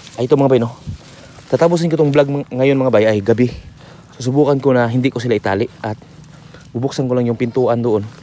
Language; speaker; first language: Filipino; non-native, local second language; Cebuano